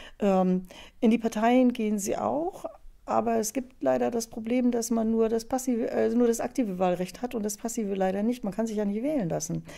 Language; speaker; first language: German; native; German